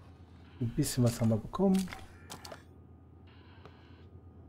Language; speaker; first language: German; native; German